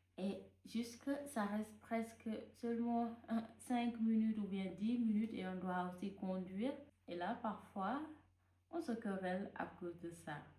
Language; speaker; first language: French; non-native, local second language; Wolof